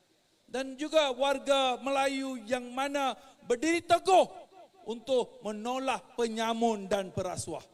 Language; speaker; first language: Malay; non-native, local second language; Tamil